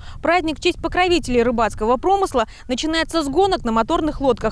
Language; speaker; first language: Russian; native; Russian